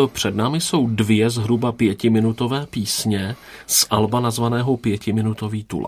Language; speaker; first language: Czech; native; Czech